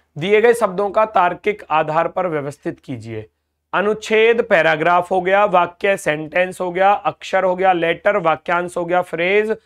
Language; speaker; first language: Hindi; native; Hindi